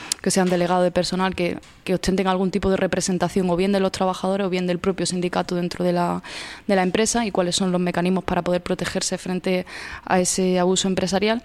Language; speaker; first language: Spanish; native; Spanish